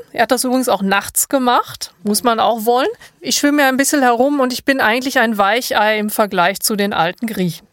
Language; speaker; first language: German; native; German